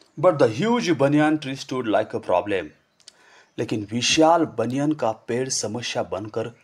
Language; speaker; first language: Hindi; non-native, local second language; Marathi